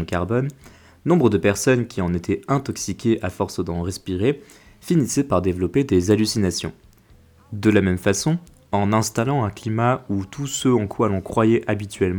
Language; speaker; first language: French; native; French